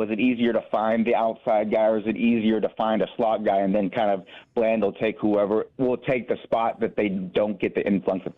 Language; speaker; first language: English; native; English